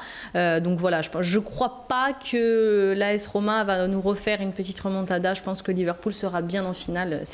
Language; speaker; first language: French; native; French